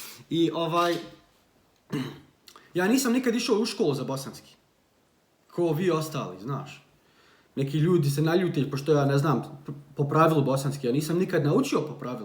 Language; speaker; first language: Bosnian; early bilingual, heritage; Bosnian